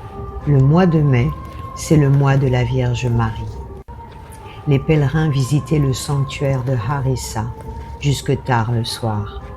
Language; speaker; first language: French; native; French